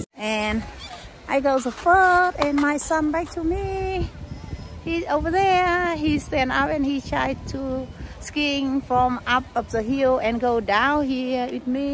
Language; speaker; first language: English; non-native, learner; Vietnamese